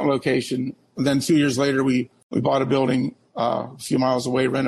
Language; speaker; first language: English; native; English